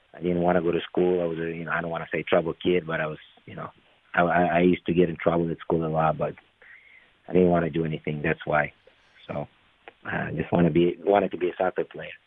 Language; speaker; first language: English; non-native, fluent; Ukrainian